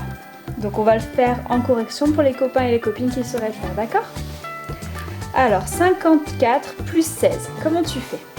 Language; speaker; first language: French; native; French